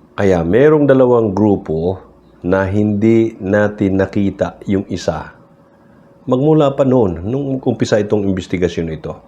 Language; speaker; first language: Filipino; native; Filipino